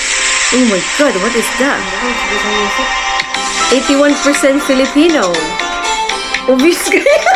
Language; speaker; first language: English; non-native, local second language; Cebuano